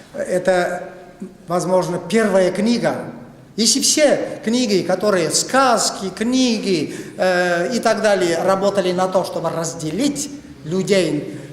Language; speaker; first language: Russian; non-native, local second language; Tatar